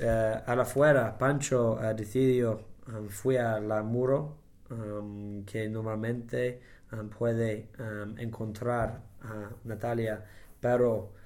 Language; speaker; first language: Spanish; non-native, learner; English